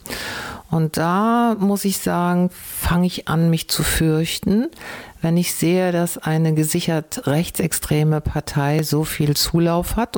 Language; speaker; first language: German; native; German